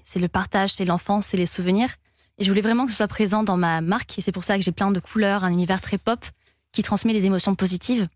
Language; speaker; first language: French; native; French